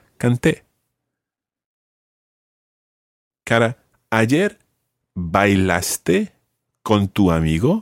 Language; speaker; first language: Spanish; non-native, fluent; English